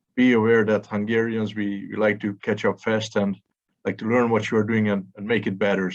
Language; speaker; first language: English; non-native, fluent; Hungarian